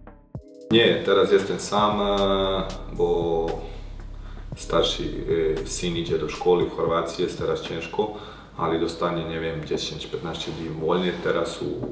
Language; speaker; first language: Polish; non-native, learner; Croatian